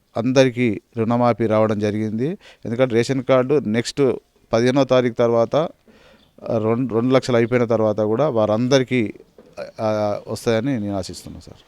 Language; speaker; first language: Telugu; native; Telugu